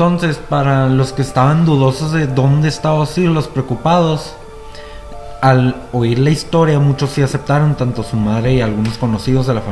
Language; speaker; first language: Spanish; native; Spanish